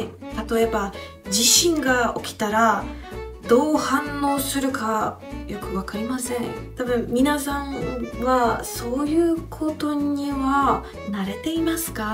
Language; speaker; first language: Japanese; non-native, learner; Hungarian